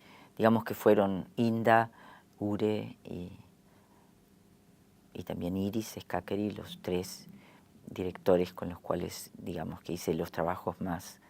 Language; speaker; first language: Spanish; native; Spanish